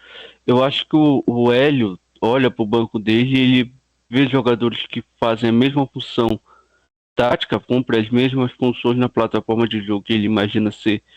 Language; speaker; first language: Portuguese; native; Portuguese